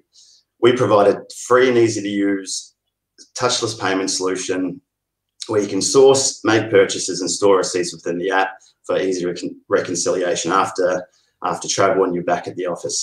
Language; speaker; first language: English; native; English